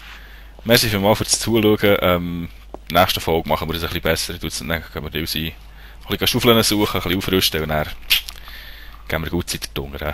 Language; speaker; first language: German; native; German